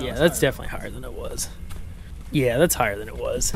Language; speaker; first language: English; native; English